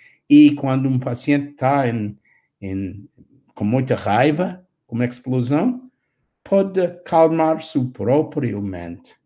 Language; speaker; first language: Portuguese; non-native, fluent; English